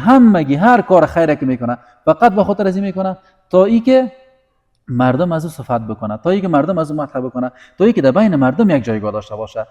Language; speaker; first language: Persian; native; Persian